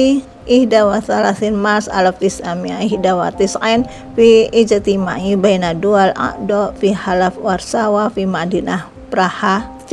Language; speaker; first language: Arabic; non-native, fluent; Indonesian